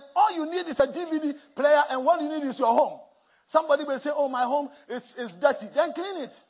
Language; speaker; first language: English; non-native, local second language; Akan